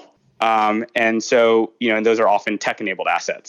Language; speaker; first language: English; native; English